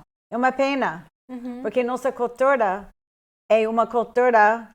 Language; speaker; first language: Portuguese; non-native, fluent; English